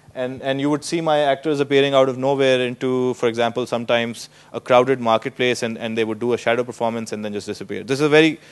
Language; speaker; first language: English; non-native, local second language; Urdu